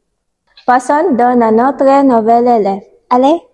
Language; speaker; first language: French; non-native, learner; Malay